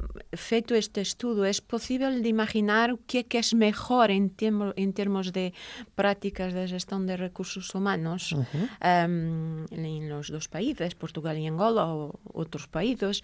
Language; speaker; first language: Spanish; non-native, fluent; Portuguese